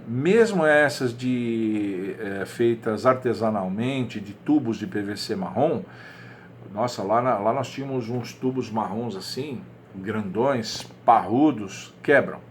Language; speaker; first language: Portuguese; native; Portuguese